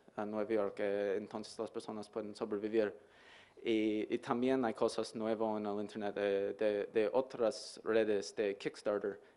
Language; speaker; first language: Spanish; non-native, learner; English